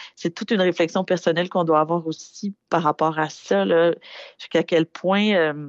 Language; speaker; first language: French; native; French